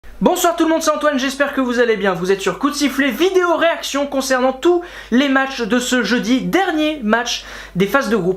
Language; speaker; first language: French; native; French